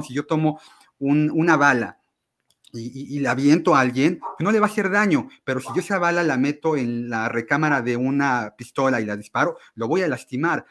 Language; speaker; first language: Spanish; native; Spanish